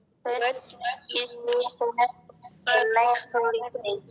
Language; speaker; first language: English; non-native, learner; Indonesian